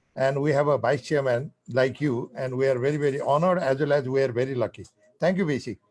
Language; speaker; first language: English; non-native, local second language; Nepali